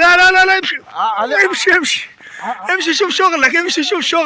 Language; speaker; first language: Arabic; native; Arabic